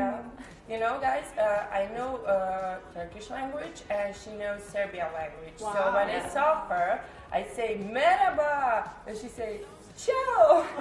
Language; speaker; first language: English; non-native, learner; Serbian